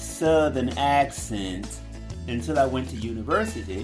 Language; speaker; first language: English; native; English